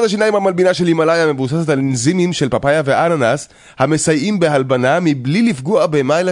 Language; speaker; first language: Hebrew; native; Hebrew